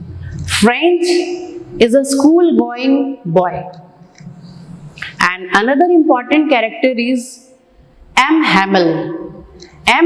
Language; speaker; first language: English; non-native, local second language; Hindi